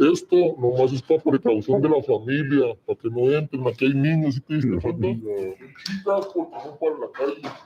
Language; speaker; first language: Spanish; native; Spanish